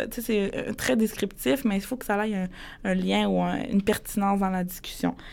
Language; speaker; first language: French; early bilingual, other home language; Spanish